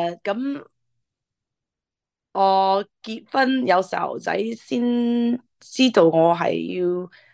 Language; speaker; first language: Cantonese; early bilingual, heritage; English